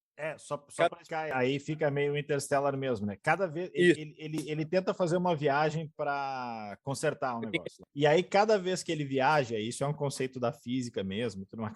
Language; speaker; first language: Portuguese; native; Portuguese